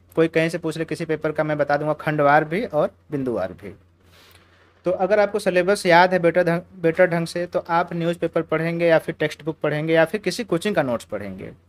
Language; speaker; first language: Hindi; native; Hindi